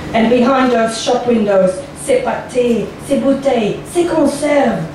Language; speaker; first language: English; non-native, fluent; Dutch